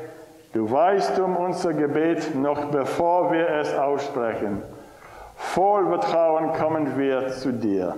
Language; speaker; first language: German; non-native, fluent; English